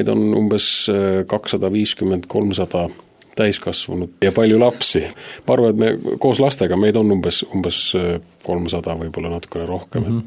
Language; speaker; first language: Estonian; native; Estonian